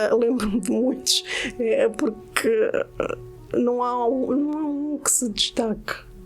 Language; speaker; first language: Portuguese; native; Portuguese